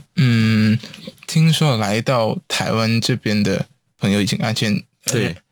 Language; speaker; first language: Chinese; non-native, local second language; Cantonese